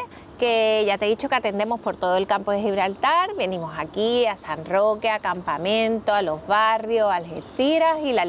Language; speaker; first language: Spanish; native; Spanish